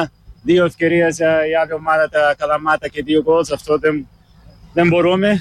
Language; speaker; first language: Greek; non-native, learner; Portuguese